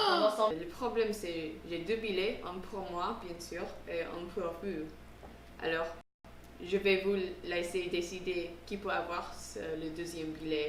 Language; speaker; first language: French; non-native, fluent; English